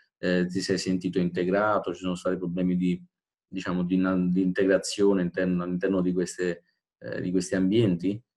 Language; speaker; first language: Italian; native; Italian